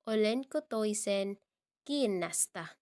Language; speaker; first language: Finnish; non-native, learner; Cebuano